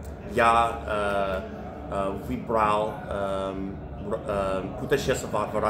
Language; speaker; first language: Russian; non-native, learner; English